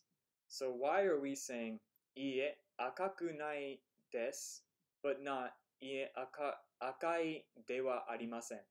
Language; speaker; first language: Japanese; non-native, fluent; English